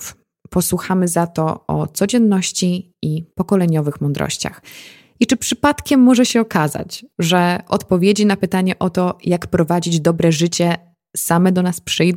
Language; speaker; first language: Polish; native; Polish